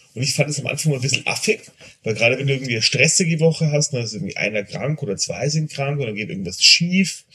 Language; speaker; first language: German; non-native, fluent; Spanish